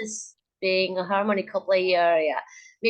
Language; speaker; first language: English; non-native, learner; Indonesian